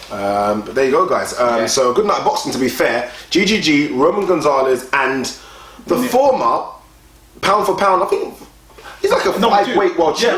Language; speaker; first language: English; native; English